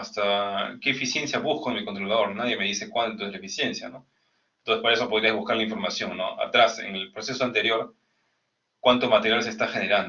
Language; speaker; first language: Spanish; native; Spanish